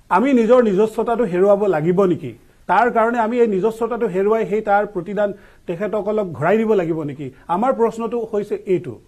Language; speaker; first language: Assamese; non-native, local second language; Mising